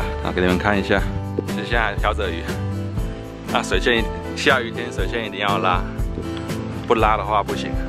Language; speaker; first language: Chinese; native; Chinese